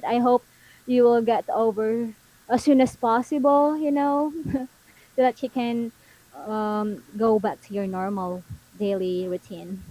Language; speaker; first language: English; non-native, local second language; Filipino